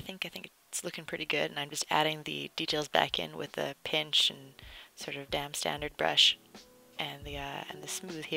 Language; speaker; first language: English; native; English